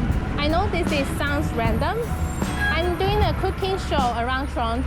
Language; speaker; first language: English; non-native, fluent; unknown